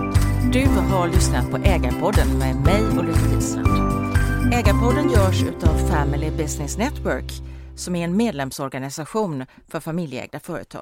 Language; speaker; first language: Swedish; native; Swedish